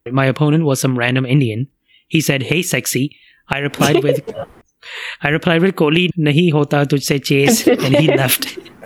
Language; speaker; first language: English; non-native, local second language; Hindi